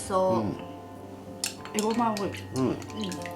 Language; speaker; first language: Japanese; native; Japanese